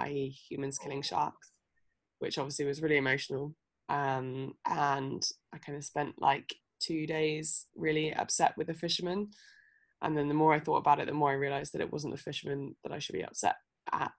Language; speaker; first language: English; native; English